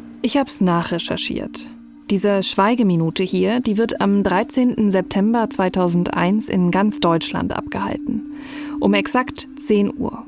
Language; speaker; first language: German; native; German